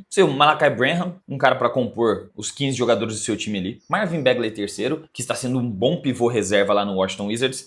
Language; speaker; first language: Portuguese; native; Portuguese